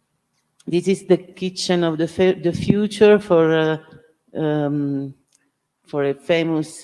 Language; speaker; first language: English; non-native, learner; Italian